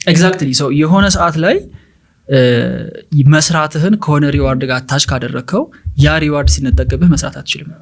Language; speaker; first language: Amharic; native; Amharic